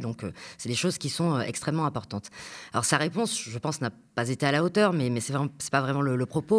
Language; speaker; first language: French; native; French